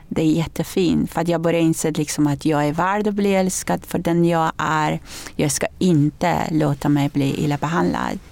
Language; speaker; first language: Swedish; non-native, fluent; Persian